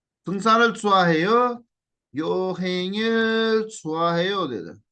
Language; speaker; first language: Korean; non-native, fluent; Uzbek